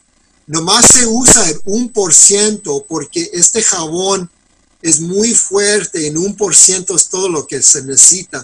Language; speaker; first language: Spanish; non-native, fluent; English